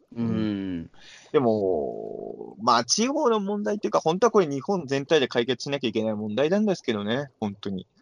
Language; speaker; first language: Japanese; native; Japanese